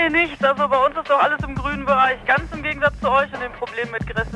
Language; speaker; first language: German; native; German